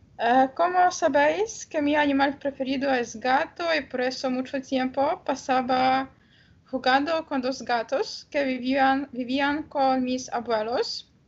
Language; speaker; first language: Spanish; non-native, learner; Polish